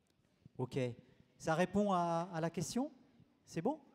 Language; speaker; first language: French; native; French